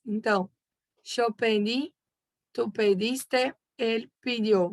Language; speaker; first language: Spanish; non-native, fluent; Portuguese